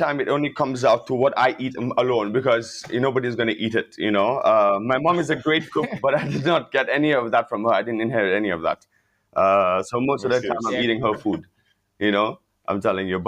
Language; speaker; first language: English; non-native, local second language; Wolof